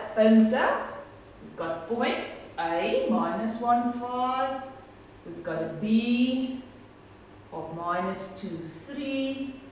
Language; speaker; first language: English; non-native, local second language; Afrikaans